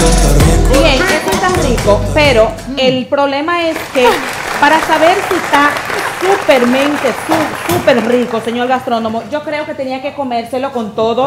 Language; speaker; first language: Spanish; native; Spanish